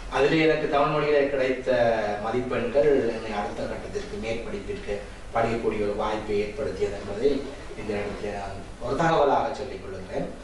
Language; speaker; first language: Tamil; early bilingual, heritage; Tamil